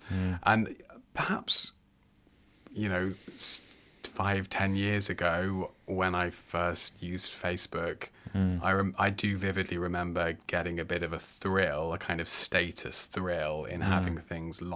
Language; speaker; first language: English; native; English